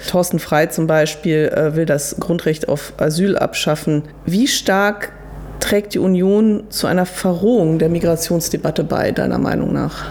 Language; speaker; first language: German; native; German